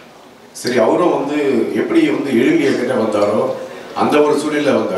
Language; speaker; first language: Tamil; native; Tamil